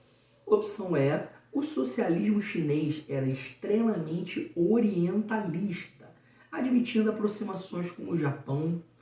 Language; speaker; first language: Portuguese; native; Portuguese